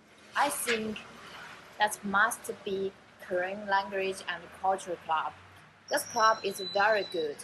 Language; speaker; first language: English; non-native, learner; Chinese